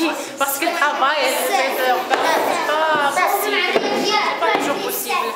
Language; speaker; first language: French; non-native, learner; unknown